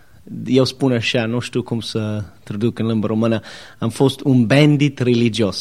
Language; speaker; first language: Romanian; non-native, learner; English